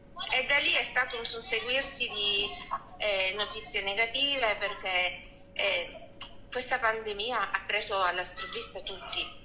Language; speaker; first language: Italian; native; Italian